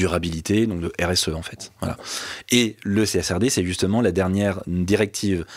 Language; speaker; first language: French; native; French